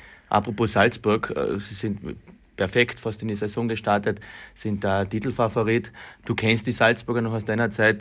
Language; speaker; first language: German; native; German